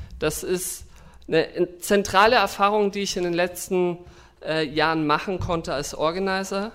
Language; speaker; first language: German; native; German